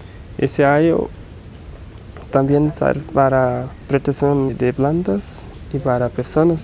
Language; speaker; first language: Portuguese; non-native, local second language; Kabuverdianu